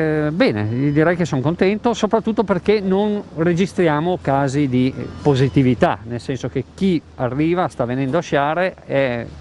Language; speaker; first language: Italian; native; Italian